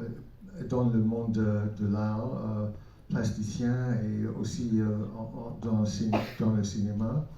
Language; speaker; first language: French; non-native, fluent; English